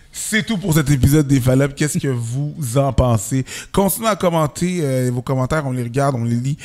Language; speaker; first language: French; early bilingual, other home language; Haitian Creole